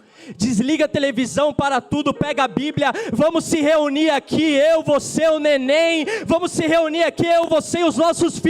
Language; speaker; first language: Portuguese; native; Portuguese